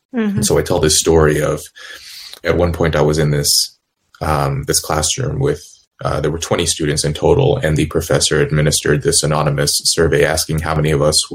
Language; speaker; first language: English; native; English